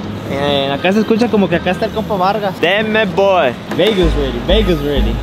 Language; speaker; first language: Spanish; early bilingual, heritage; Spanish